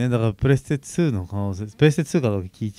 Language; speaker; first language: Japanese; native; Japanese